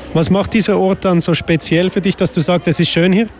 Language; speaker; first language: German; native; German